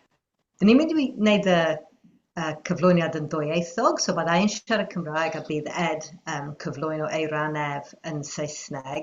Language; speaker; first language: Welsh; non-native, fluent; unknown